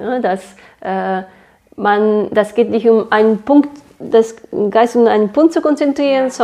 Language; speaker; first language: German; non-native, fluent; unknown